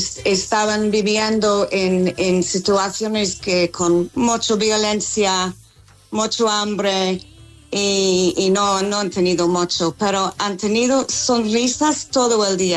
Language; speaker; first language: Spanish; non-native, fluent; English